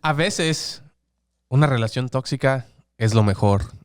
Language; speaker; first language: Spanish; early bilingual, heritage; Spanish